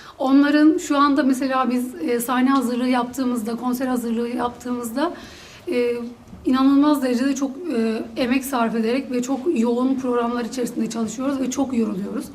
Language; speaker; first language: Turkish; native; Turkish